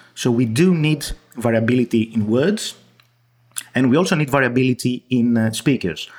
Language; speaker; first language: English; non-native, fluent; Greek